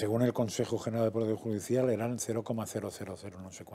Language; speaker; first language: Spanish; native; Spanish